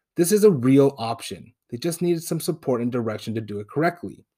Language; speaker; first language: English; non-native, fluent; Spanish